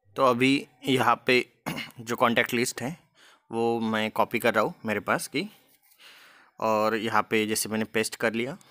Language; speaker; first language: Hindi; non-native, local second language; Marathi